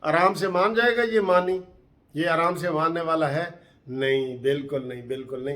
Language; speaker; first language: Urdu; native; Urdu